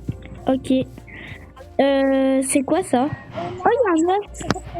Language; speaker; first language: French; native; French